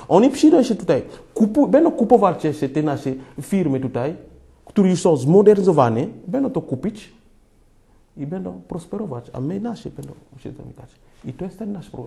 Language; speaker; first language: Polish; non-native, fluent; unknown